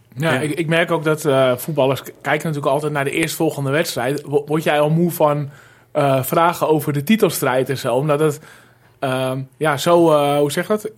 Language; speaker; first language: Dutch; native; Dutch